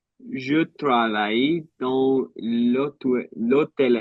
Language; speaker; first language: French; non-native, learner; English